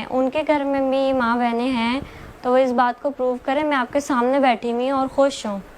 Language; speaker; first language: Urdu; native; Urdu